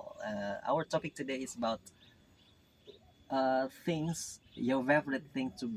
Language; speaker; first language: English; non-native, learner; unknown